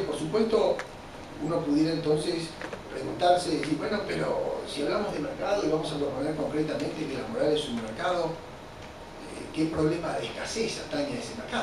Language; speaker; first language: Spanish; native; Spanish